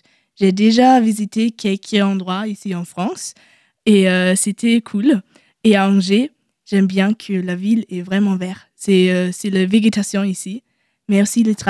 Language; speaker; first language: French; non-native, learner; German